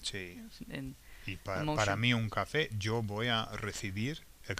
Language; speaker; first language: Spanish; non-native, fluent; English